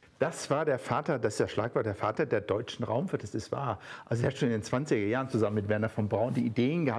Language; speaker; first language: German; native; German